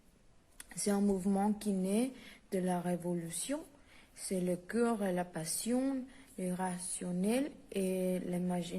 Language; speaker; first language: French; non-native, learner; Spanish